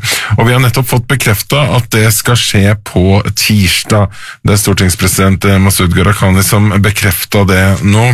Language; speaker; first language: Norwegian; native; Norwegian